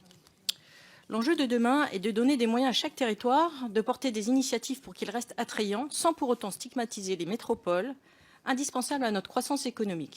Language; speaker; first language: French; native; French